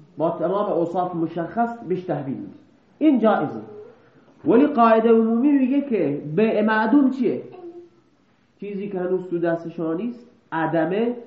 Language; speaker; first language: Persian; non-native, local second language; Baluchi